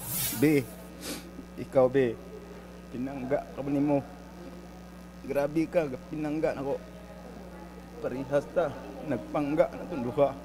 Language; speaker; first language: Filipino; non-native, local second language; Cebuano